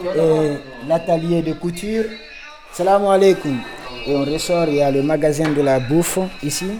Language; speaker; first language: French; non-native, local second language; Fula